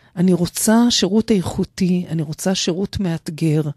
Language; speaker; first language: Hebrew; native; Hebrew